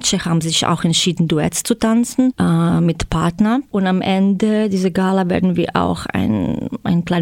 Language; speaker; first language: German; non-native, fluent; Croatian